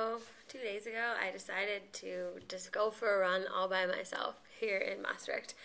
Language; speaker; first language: English; native; English